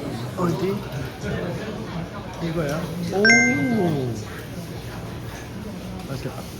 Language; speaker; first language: Korean; non-native, learner; Japanese